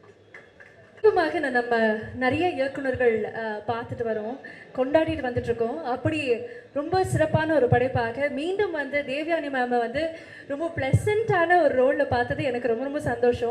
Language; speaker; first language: Tamil; native; Tamil